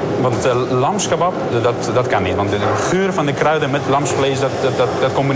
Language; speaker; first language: Dutch; non-native, fluent; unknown